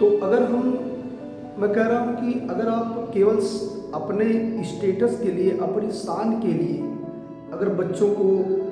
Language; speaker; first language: Hindi; native; Hindi